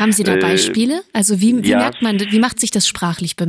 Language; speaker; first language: German; native; German